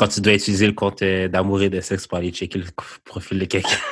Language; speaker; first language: French; native; French